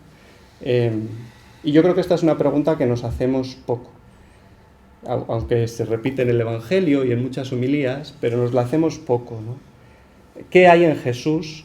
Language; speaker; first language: Spanish; native; Spanish